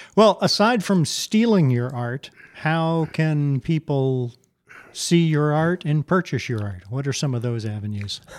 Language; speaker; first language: English; native; English